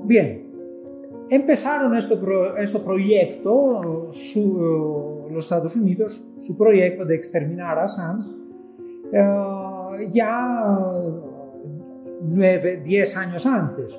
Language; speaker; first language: Spanish; non-native, fluent; Greek